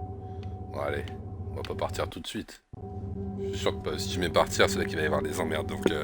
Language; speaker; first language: French; native; French